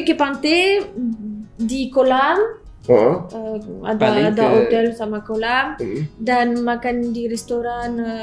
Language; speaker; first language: Indonesian; non-native, learner; French